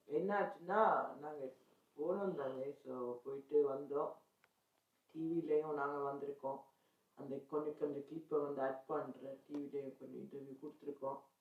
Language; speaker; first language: Tamil; early bilingual, heritage; Tamil